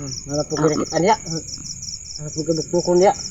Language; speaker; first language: Filipino; non-native, local second language; Cebuano